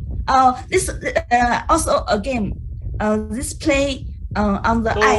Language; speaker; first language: English; non-native, learner; Chinese